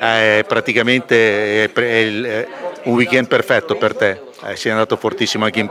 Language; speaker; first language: Italian; native; Italian